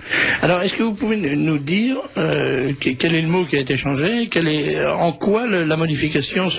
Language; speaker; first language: French; native; French